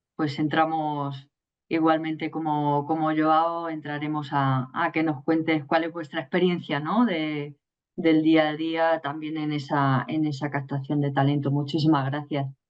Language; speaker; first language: Spanish; native; Spanish